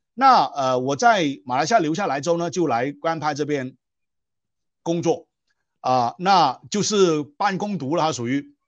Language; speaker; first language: Chinese; non-native, local second language; Cantonese